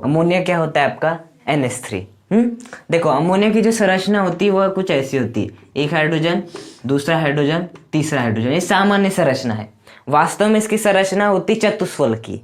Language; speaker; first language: Hindi; native; Hindi